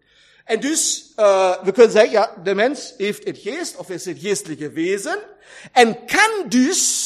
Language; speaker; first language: Dutch; non-native, fluent; German